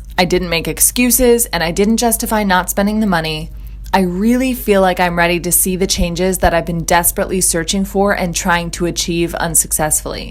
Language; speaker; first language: English; native; English